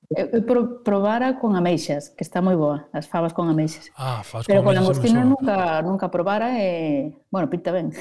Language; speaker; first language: Galician; non-native, local second language; Spanish